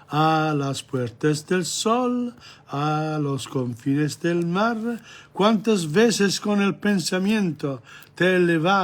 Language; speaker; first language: Spanish; non-native, learner; English